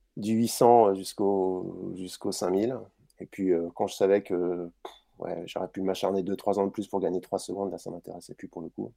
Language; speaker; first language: French; native; French